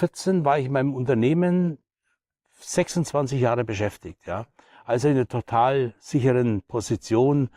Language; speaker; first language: German; native; German